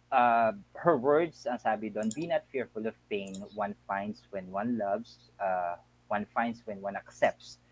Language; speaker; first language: Filipino; native; Filipino